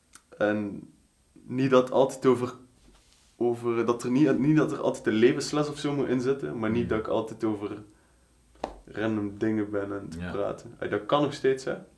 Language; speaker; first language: Dutch; native; Dutch